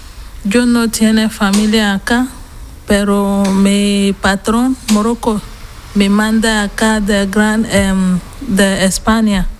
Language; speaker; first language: Spanish; non-native, learner; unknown